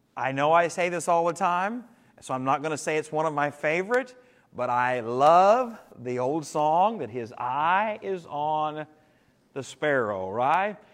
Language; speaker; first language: English; native; English